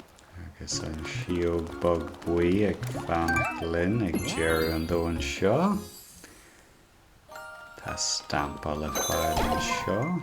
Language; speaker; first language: Irish; non-native, local second language; English